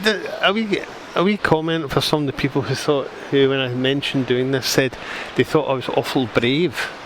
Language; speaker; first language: English; native; English